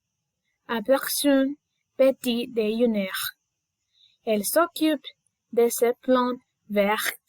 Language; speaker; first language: French; non-native, learner; Spanish